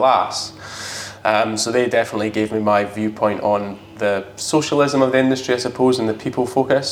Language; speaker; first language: English; native; English